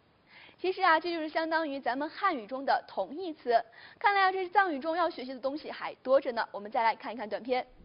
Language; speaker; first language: Chinese; native; Chinese